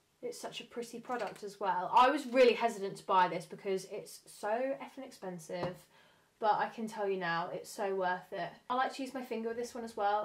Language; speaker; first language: English; native; English